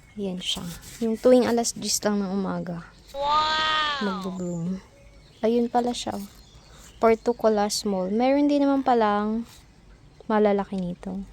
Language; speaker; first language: Filipino; native; Filipino